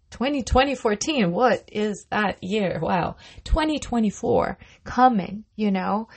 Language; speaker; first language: English; non-native, fluent; Russian